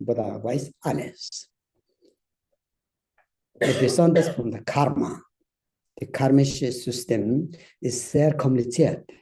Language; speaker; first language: German; non-native, learner; Tibetan